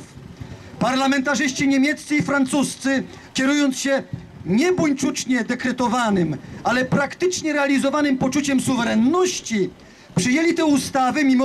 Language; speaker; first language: Polish; native; Polish